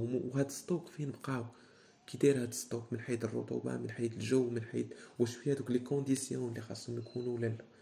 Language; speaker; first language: Arabic; native; Arabic